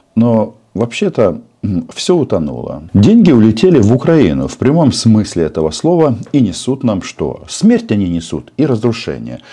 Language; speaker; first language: Russian; native; Russian